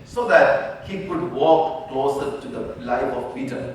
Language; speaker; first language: English; non-native, local second language; Malayalam